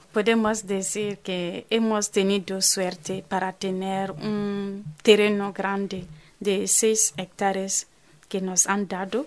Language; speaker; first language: Spanish; non-native, fluent; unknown